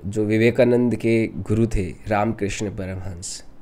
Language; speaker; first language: Hindi; non-native, local second language; Rajasthani